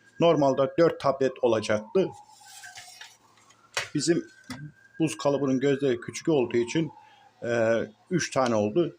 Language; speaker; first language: Turkish; native; Turkish